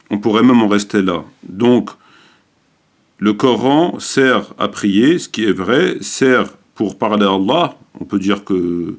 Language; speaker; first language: French; native; French